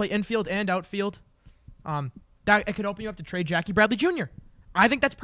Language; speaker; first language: English; native; English